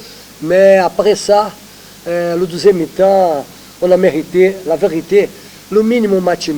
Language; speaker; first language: French; non-native, learner; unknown